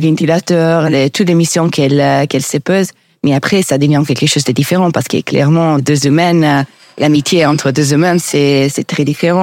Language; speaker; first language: French; non-native, learner; Italian